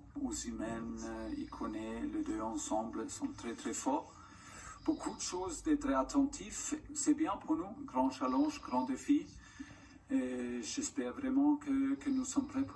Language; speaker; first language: French; non-native, fluent; German